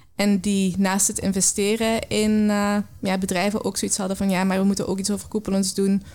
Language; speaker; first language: Dutch; native; Dutch